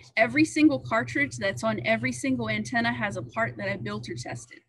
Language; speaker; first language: English; native; English